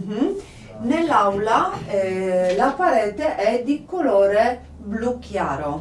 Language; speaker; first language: Italian; non-native, fluent; Polish